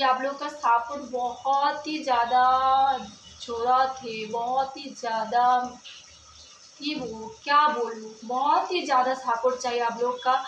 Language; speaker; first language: Hindi; non-native, local second language; Bangla